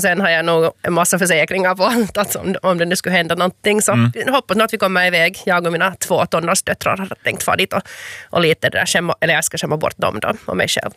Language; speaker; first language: Swedish; native; Swedish